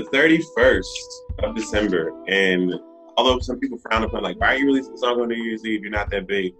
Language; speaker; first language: English; native; English